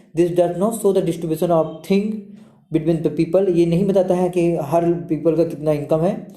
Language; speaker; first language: Hindi; native; Hindi